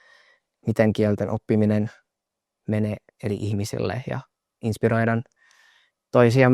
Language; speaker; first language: Finnish; non-native, fluent; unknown